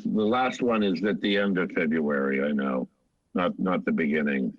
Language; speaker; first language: English; native; English